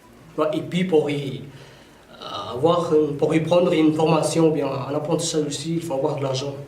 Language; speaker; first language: French; non-native, learner; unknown